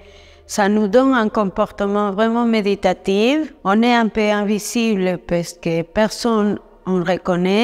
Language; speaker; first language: French; non-native, fluent; Spanish